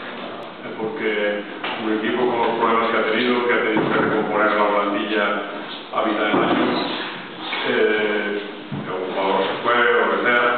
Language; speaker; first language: Spanish; native; Spanish